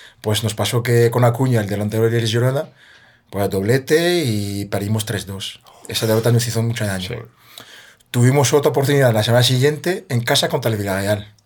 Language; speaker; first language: Spanish; non-native, fluent; French